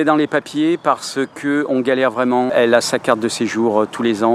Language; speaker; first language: French; native; French